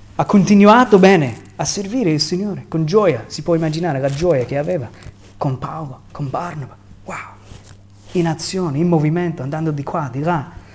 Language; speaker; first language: Italian; non-native, fluent; English